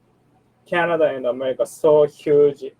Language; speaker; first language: English; non-native, learner; Japanese